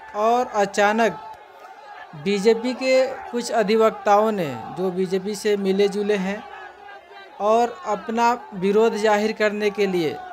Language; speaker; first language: Hindi; native; Hindi